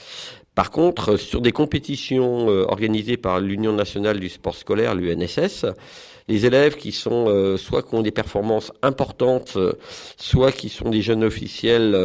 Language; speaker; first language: French; native; French